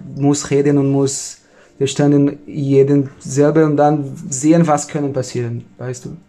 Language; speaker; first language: German; non-native, fluent; Portuguese